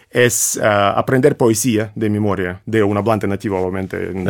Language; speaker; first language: Spanish; non-native, fluent; Russian